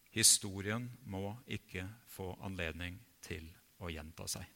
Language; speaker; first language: Norwegian; native; Norwegian